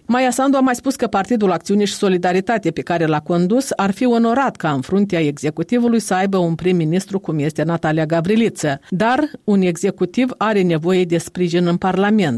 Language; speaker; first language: Romanian; native; Romanian